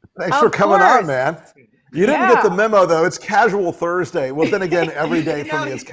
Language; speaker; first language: English; native; English